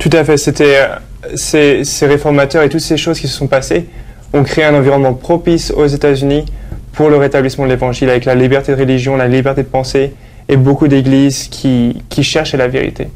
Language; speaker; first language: French; native; French